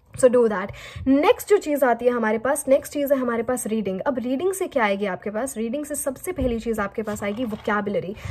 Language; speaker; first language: Hindi; native; Hindi